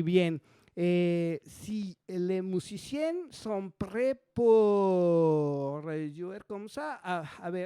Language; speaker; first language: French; non-native, learner; Spanish